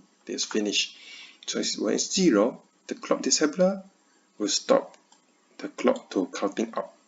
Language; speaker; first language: English; non-native, learner; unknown